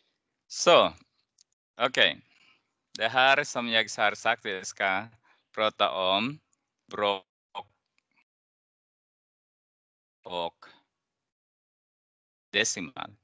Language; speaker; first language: Swedish; non-native, fluent; Arabic